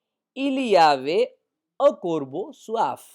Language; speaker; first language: French; non-native, fluent; Hindi